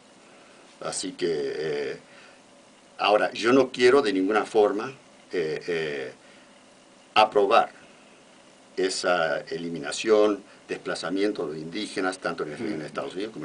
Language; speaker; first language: Spanish; non-native, fluent; English